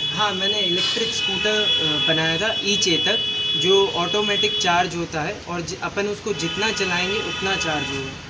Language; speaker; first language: Hindi; non-native, local second language; Gujarati